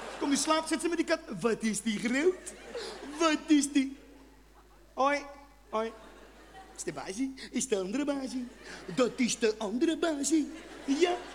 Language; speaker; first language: Dutch; non-native, fluent; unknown